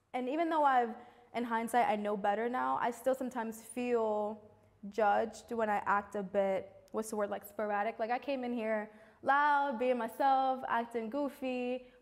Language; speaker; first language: English; native; English